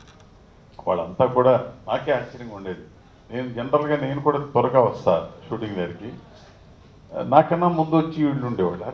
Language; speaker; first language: Telugu; native; Telugu